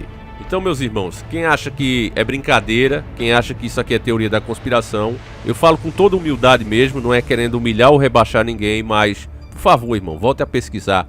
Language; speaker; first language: Portuguese; native; Portuguese